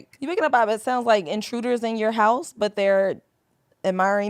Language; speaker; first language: English; native; English